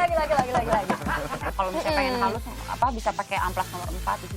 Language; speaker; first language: Indonesian; native; Indonesian